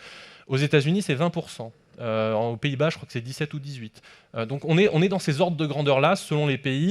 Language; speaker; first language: French; native; French